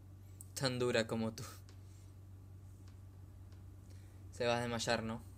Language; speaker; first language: Spanish; native; Spanish